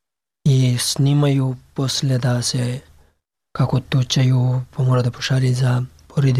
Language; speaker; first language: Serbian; non-native, learner; Pashto